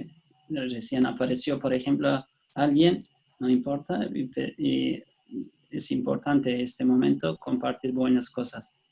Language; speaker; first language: Spanish; non-native, fluent; Turkish